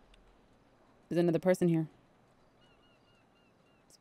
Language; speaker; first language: English; native; English